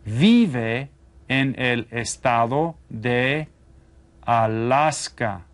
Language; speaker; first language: Spanish; non-native, fluent; English